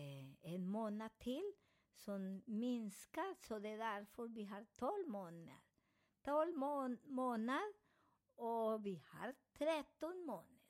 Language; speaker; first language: Swedish; non-native, fluent; Spanish